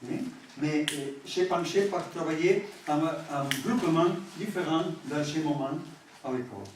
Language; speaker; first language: French; non-native, learner; Catalan